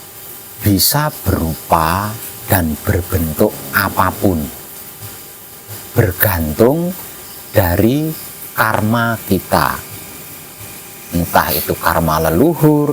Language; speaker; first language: Indonesian; non-native, local second language; Javanese